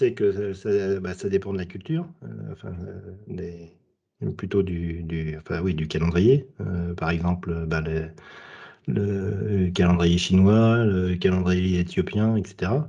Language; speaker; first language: French; native; French